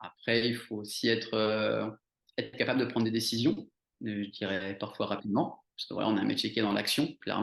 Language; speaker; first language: French; native; French